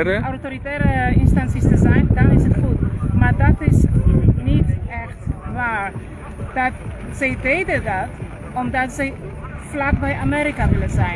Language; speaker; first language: Dutch; non-native, fluent; Polish